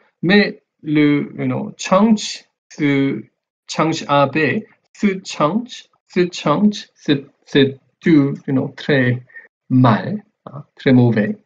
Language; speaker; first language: French; non-native, learner; Korean